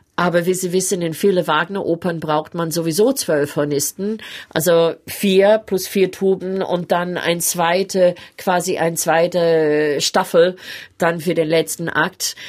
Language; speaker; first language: German; non-native, fluent; English